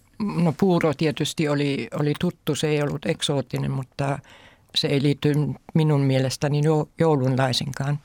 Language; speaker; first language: Finnish; non-native, fluent; German